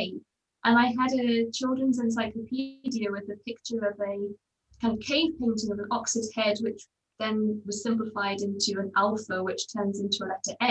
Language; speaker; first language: English; native; English